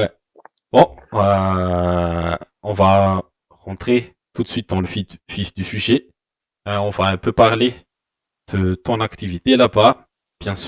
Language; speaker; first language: French; non-native, local second language; Malagasy